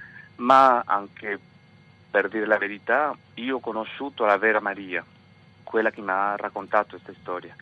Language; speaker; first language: Italian; non-native, fluent; Spanish